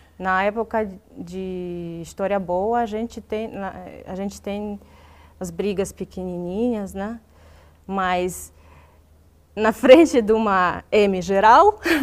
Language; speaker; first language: Portuguese; non-native, fluent; Russian